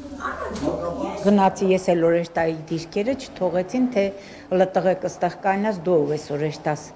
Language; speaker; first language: Armenian; native; Armenian